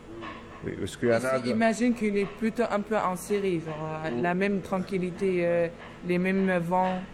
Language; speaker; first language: French; non-native, learner; Arabic